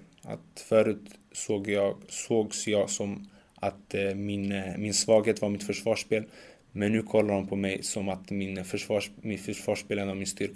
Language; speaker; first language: Swedish; early bilingual, other home language; Macedonian